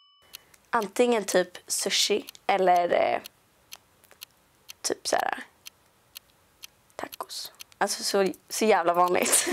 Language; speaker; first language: Swedish; native; Swedish